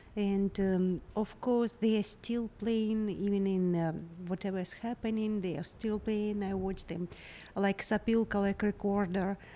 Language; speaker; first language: English; non-native, fluent; Ukrainian